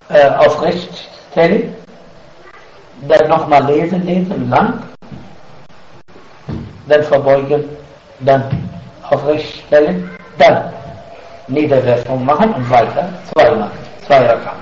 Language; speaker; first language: German; non-native, fluent; Arabic